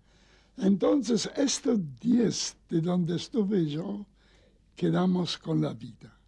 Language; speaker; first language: Spanish; non-native, learner; Yiddish